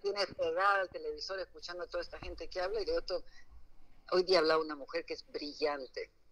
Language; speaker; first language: Spanish; native; Spanish